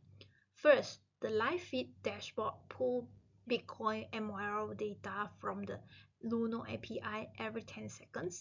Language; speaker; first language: English; non-native, local second language; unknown